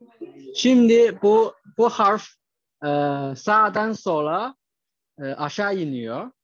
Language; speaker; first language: Turkish; non-native, fluent; Chinese